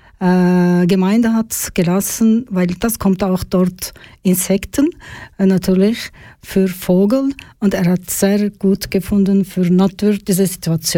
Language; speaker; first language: German; non-native, learner; Turkish